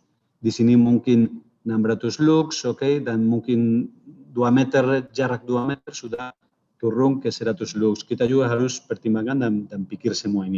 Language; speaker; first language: Indonesian; non-native, fluent; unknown